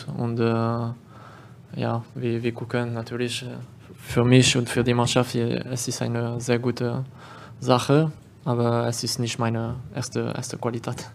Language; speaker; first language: German; non-native, learner; French